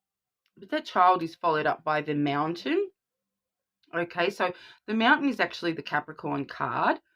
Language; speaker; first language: English; native; English